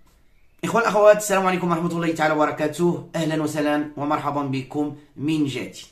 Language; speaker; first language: Arabic; native; Arabic